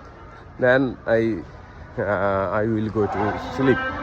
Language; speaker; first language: English; non-native, learner; Bangla